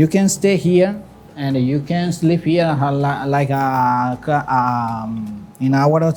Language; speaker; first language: English; non-native, fluent; Italian